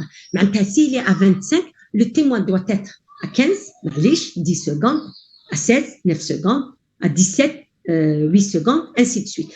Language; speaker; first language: French; non-native, local second language; Arabic